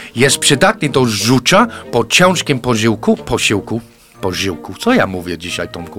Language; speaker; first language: Polish; non-native, fluent; English